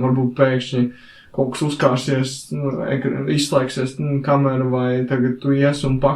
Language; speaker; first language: Latvian; native; Latvian